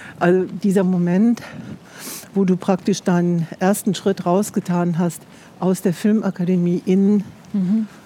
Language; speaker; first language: German; native; German